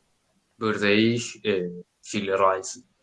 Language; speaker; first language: German; non-native, learner; Spanish